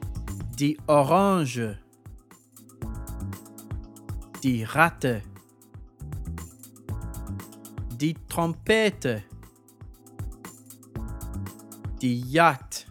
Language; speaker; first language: German; non-native, fluent; English